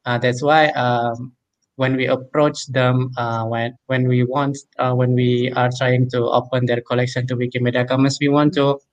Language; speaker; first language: English; non-native, fluent; Indonesian